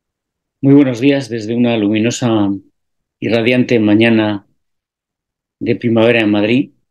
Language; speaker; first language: Spanish; native; Spanish